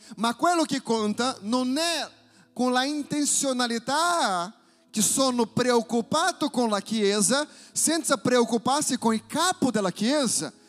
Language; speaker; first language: Italian; non-native, fluent; Portuguese